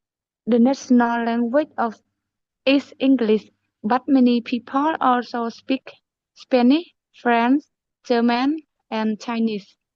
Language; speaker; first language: English; non-native, learner; Khmer